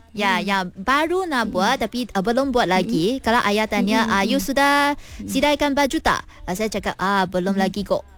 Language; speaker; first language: Malay; non-native, local second language; Min Nan Chinese